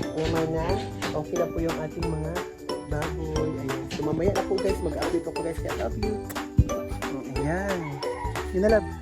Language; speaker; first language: Filipino; non-native, local second language; Cebuano